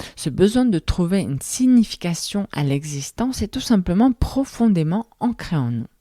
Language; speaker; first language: French; non-native, fluent; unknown